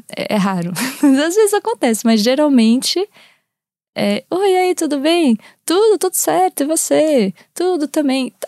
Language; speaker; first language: Portuguese; native; Portuguese